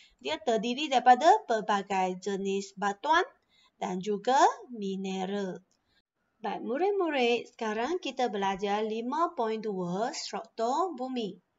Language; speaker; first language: Malay; non-native, local second language; Chinese